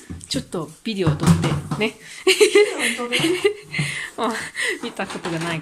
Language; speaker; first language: Japanese; non-native, learner; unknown